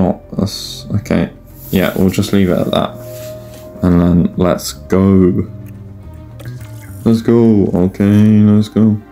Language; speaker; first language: English; native; English